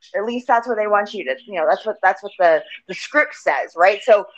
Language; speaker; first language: English; native; English